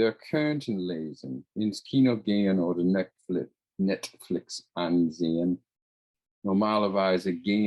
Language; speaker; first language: German; non-native, fluent; English